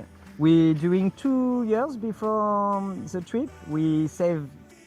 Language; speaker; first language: English; non-native, fluent; French